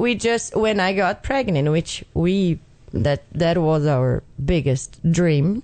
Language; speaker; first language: English; non-native, fluent; Portuguese